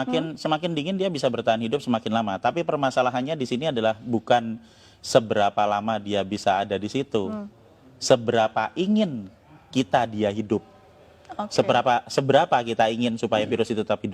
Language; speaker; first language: Indonesian; native; Indonesian